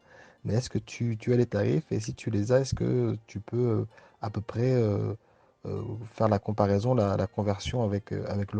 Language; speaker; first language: French; native; French